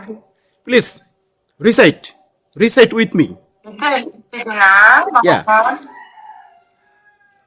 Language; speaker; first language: English; non-native, learner; Bangla